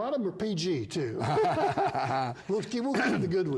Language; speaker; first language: English; native; English